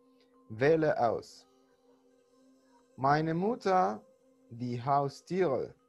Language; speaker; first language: German; non-native, fluent; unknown